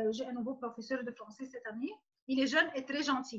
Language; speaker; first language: French; non-native, fluent; Arabic